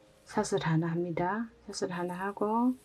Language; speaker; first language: Korean; native; Korean